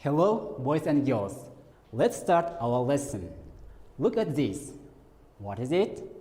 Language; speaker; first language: English; non-native, fluent; Kazakh